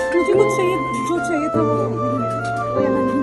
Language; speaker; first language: Hindi; non-native, local second language; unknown